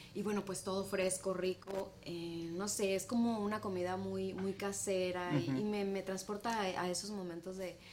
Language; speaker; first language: Spanish; native; Spanish